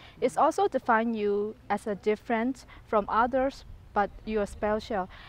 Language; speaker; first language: English; non-native, fluent; Kachin